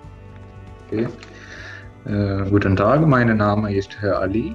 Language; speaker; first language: German; non-native, learner; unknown